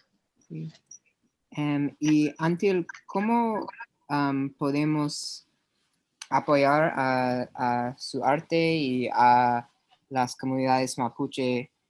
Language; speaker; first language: Spanish; non-native, learner; English